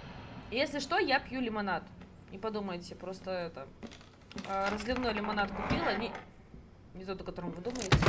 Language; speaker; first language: Russian; native; Russian